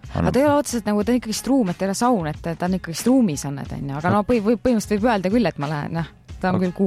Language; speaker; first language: Estonian; native; Estonian